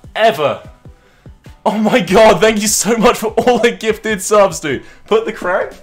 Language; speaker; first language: English; native; English